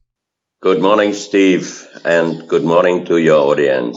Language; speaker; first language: English; non-native, fluent; German